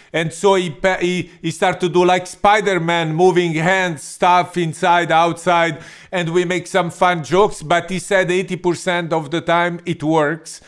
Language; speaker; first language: English; non-native, fluent; Italian